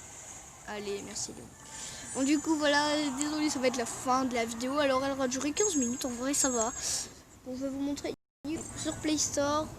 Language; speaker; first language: French; native; French